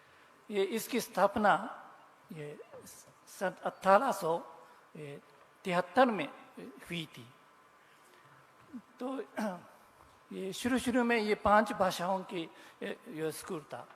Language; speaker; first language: Hindi; non-native, fluent; Japanese